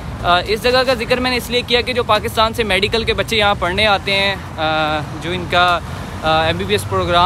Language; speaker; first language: Urdu; non-native, local second language; Punjabi